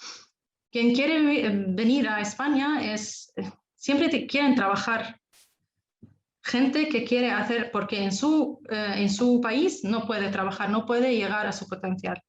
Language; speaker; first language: Spanish; non-native, fluent; Arabic